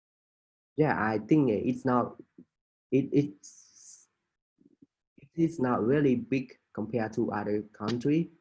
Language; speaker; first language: English; non-native, fluent; Khmer